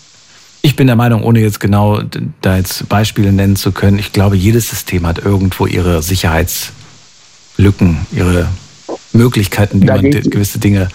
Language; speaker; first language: German; native; German